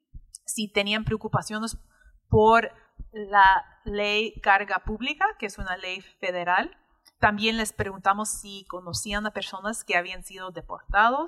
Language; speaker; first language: Spanish; early bilingual, heritage; English